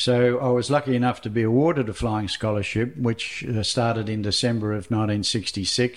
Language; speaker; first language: English; native; English